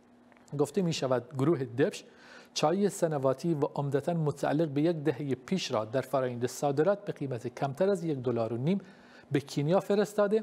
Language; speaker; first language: Persian; non-native, local second language; Kurdish